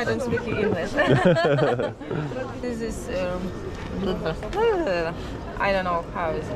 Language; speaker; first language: English; non-native, learner; Ukrainian